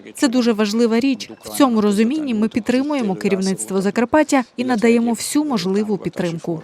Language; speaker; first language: Ukrainian; native; Ukrainian